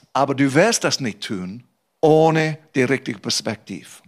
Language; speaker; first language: German; non-native, fluent; English